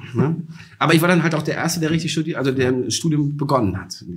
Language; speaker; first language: German; native; German